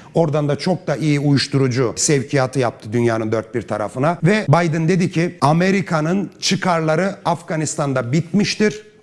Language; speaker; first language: Turkish; native; Turkish